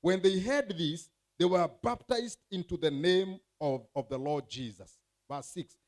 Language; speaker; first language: English; non-native, local second language; Swahili